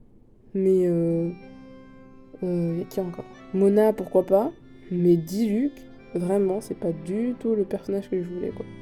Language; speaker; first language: French; native; French